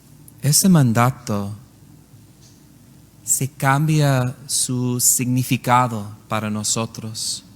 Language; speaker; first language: Spanish; non-native, learner; English